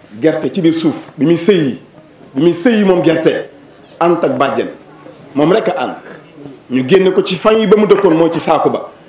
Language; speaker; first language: Wolof; native; Wolof